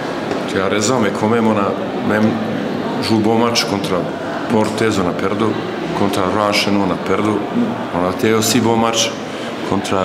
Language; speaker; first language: French; non-native, learner; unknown